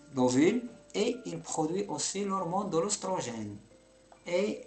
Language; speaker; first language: French; non-native, local second language; Arabic